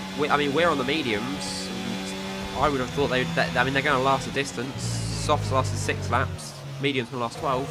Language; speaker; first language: English; native; English